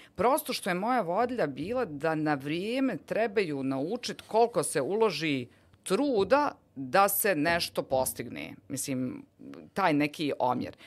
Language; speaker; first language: Bosnian; native; Bosnian